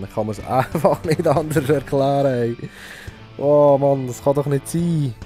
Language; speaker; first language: German; native; German